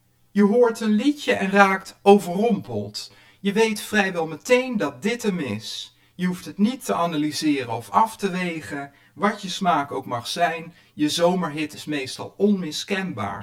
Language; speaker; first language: Dutch; native; Dutch